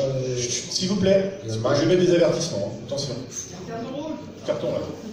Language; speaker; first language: French; native; French